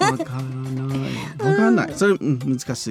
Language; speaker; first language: Japanese; non-native, learner; English